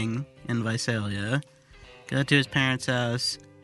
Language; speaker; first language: English; native; English